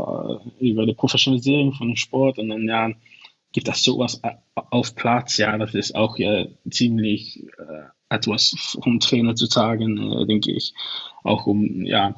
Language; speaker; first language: German; non-native, learner; Dutch